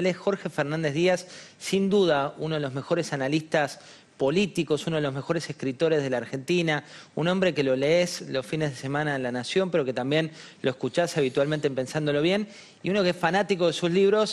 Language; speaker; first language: Spanish; native; Spanish